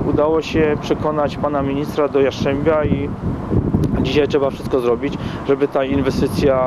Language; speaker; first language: Polish; native; Polish